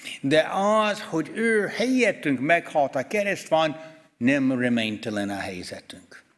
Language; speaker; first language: Hungarian; non-native, fluent; English